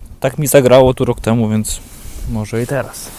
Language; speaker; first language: Polish; native; Polish